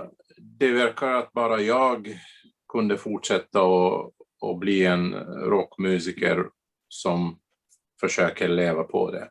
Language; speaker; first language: Swedish; non-native, fluent; Bulgarian